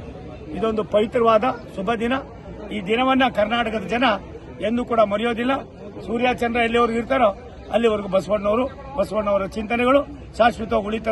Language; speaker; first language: Kannada; native; Kannada